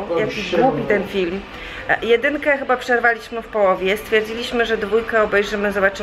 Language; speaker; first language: Polish; native; Polish